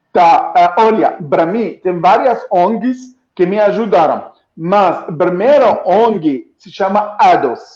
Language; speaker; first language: Portuguese; non-native, fluent; Arabic